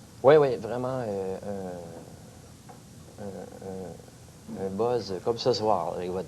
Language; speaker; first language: French; native; French